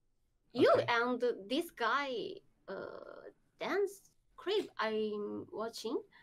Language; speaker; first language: English; non-native, learner; Korean